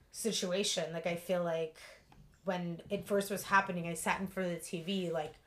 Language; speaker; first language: English; early bilingual, other home language; Russian